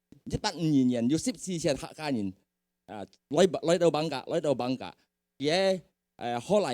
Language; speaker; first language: Chinese; early bilingual, heritage; Hakka Chinese